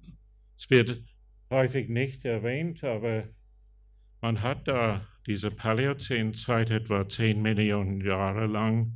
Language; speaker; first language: German; non-native, fluent; English